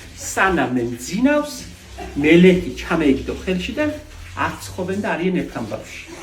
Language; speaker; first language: Georgian; native; Georgian